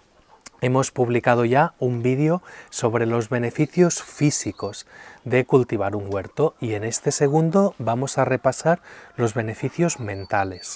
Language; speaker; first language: Spanish; native; Spanish